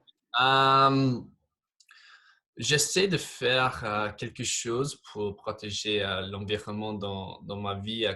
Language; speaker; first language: French; non-native, fluent; English